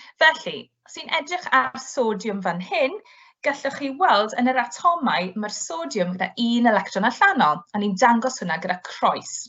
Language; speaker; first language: Welsh; native; Welsh